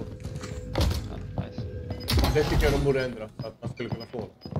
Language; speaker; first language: Swedish; native; Swedish